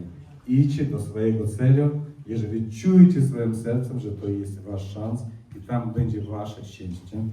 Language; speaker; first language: Polish; non-native, learner; Russian